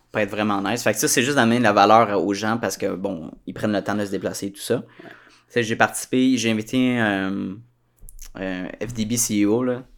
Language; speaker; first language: French; native; French